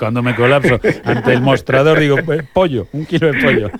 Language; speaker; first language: Spanish; native; Spanish